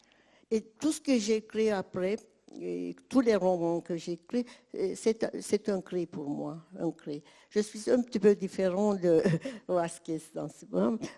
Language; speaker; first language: French; non-native, fluent; Turkish